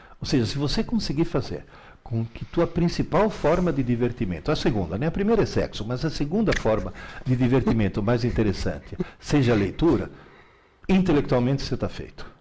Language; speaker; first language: Portuguese; early bilingual, other home language; Italian